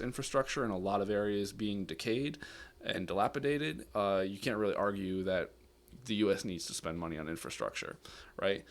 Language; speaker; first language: English; native; English